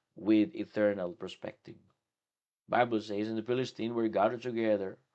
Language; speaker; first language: English; non-native, local second language; Filipino